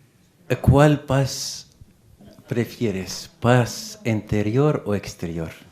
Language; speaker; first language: Spanish; non-native, fluent; Arabic